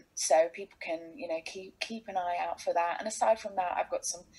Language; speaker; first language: English; native; English